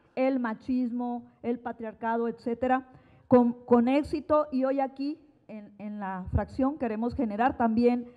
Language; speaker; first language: Spanish; native; Spanish